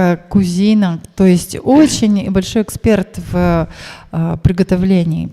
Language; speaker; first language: Russian; native; Russian